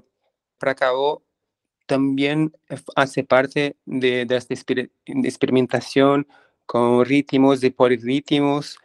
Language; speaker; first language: Spanish; non-native, fluent; Portuguese